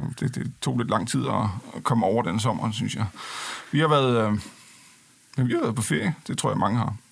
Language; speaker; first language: Danish; non-native, local second language; Faroese